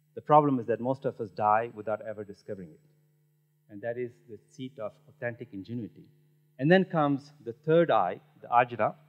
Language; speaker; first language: English; non-native, local second language; Tamil